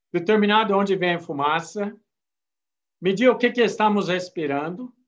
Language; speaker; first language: Portuguese; non-native, fluent; English